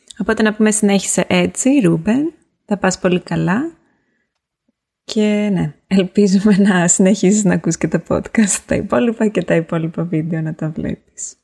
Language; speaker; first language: Greek; native; Greek